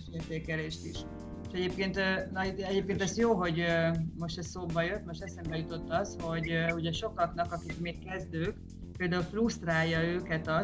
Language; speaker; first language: Hungarian; native; Hungarian